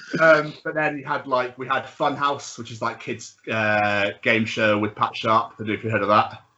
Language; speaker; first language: English; native; English